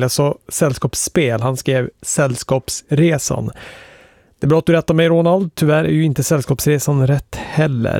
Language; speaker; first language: Swedish; native; Swedish